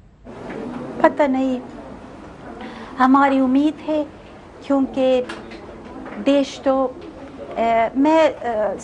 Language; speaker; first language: Hindi; non-native, fluent; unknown